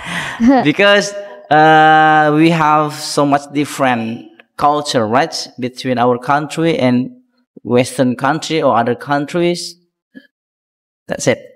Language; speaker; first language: English; non-native, fluent; Indonesian